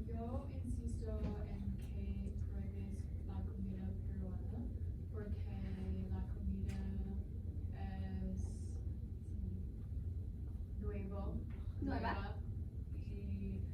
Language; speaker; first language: Spanish; non-native, learner; English